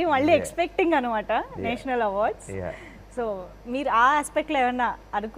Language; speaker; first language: Telugu; native; Telugu